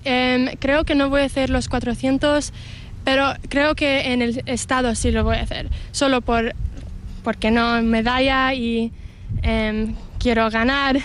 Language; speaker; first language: Spanish; early bilingual, heritage; Spanish